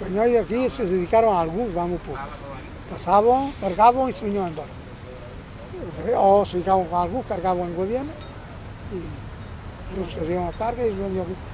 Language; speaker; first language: Portuguese; non-native, local second language; Spanish